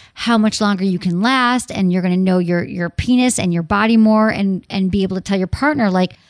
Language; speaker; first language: English; native; English